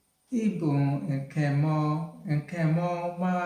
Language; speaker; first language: Igbo; non-native, learner; English